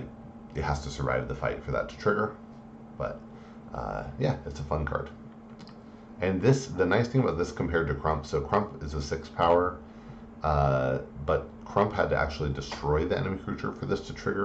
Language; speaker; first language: English; native; English